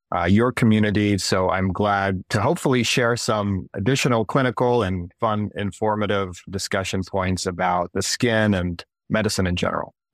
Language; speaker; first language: English; early bilingual, other home language; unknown